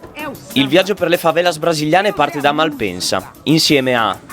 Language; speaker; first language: Italian; native; Italian